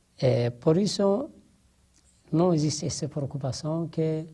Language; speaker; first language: Portuguese; non-native, fluent; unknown